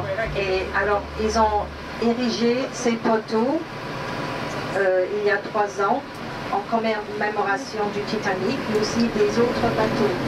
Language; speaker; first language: French; non-native, fluent; English